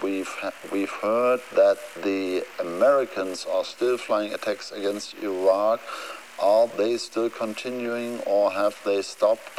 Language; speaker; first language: English; non-native, fluent; German